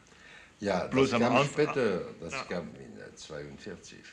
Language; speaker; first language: German; non-native, fluent; French